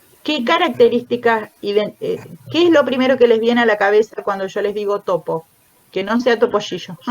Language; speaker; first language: Spanish; native; Spanish